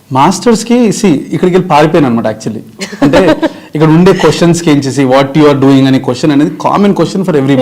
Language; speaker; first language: Telugu; native; Telugu